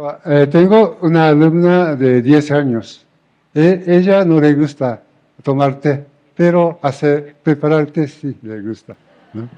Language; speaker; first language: Spanish; non-native, fluent; Japanese